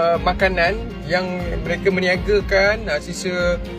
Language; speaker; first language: Malay; native; Malay